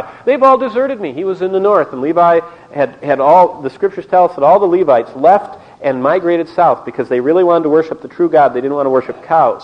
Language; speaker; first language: English; native; English